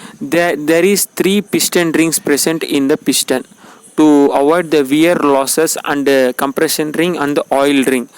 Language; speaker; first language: English; non-native, local second language; Tamil